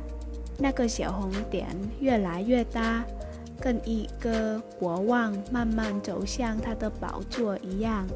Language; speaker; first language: Chinese; non-native, fluent; Vietnamese